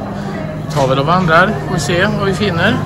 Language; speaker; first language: Swedish; native; Swedish